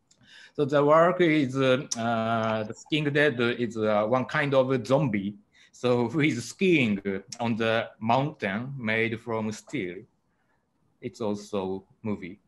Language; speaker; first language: English; non-native, learner; Japanese